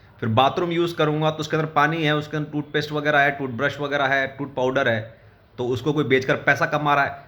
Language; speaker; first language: Hindi; native; Hindi